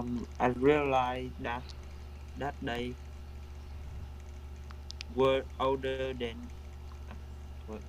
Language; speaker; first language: English; non-native, learner; Vietnamese